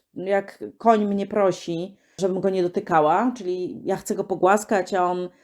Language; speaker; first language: Polish; native; Polish